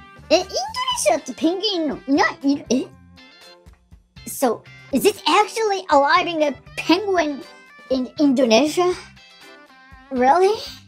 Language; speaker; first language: English; non-native, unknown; Japanese